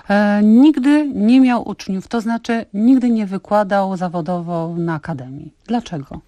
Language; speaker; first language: Polish; native; Polish